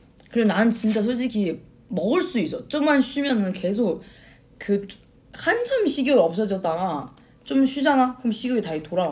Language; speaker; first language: Korean; non-native, fluent; Chinese